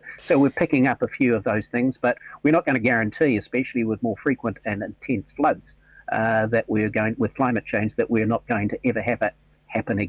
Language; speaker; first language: English; native; English